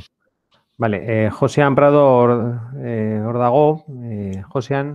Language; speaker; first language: Basque; non-native, local second language; Spanish